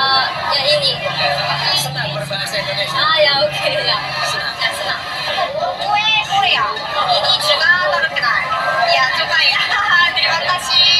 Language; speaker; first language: Indonesian; non-native, learner; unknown